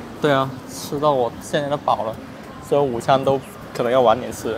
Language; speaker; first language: Chinese; native; Chinese